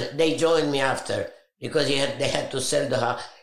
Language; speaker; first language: English; non-native, fluent; Arabic